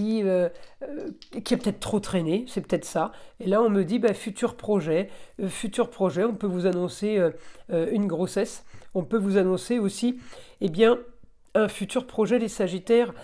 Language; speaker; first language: French; native; French